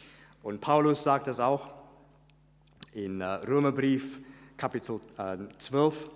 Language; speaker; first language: German; non-native, fluent; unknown